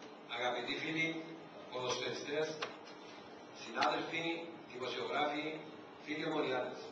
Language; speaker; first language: Greek; native; Greek